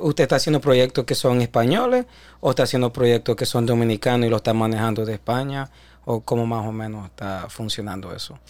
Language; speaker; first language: Spanish; early bilingual, heritage; Spanish